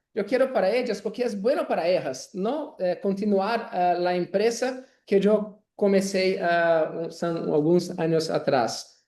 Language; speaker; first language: Spanish; non-native, learner; Portuguese